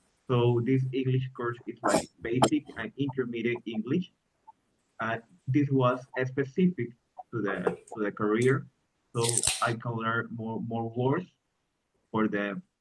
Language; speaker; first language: English; non-native, learner; Spanish